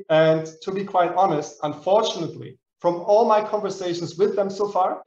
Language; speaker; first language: English; non-native, fluent; German